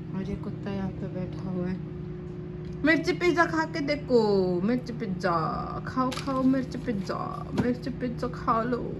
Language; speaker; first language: Hindi; non-native, local second language; Bangla